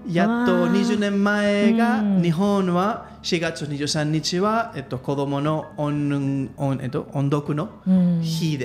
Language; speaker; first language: Japanese; non-native, learner; Catalan